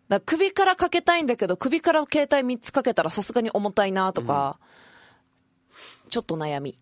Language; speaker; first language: Japanese; native; Japanese